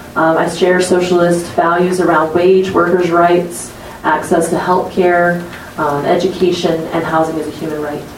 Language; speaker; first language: English; native; English